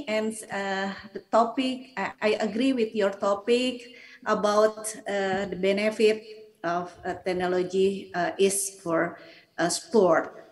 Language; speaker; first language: English; non-native, learner; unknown